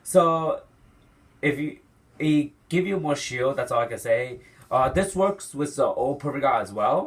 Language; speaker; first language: English; non-native, fluent; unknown